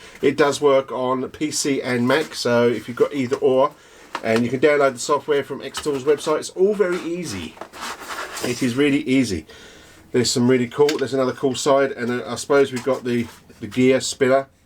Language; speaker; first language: English; native; English